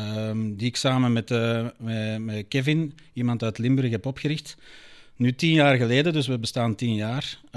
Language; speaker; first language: Dutch; native; Dutch